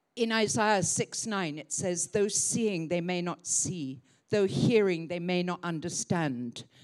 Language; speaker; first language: English; native; English